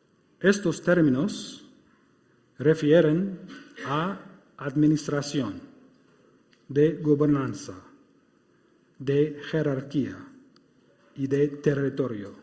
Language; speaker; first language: Spanish; non-native, fluent; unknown